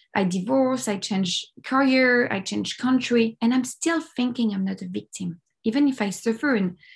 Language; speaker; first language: English; non-native, fluent; French